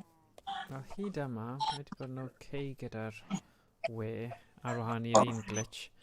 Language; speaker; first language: Welsh; native; Welsh